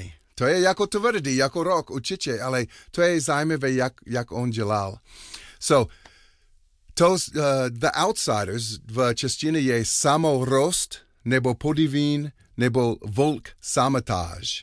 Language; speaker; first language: Czech; non-native, fluent; English